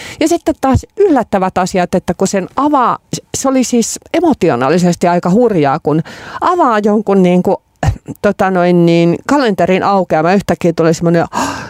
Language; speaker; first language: Finnish; native; Finnish